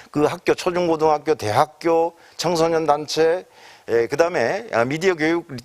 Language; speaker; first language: Korean; native; Korean